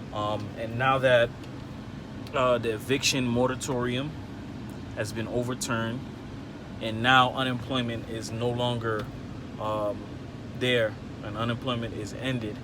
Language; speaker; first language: English; native; English